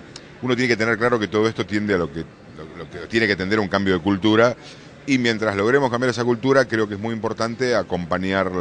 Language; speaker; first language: Spanish; native; Spanish